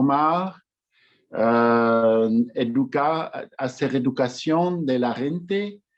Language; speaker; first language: Spanish; non-native, learner; French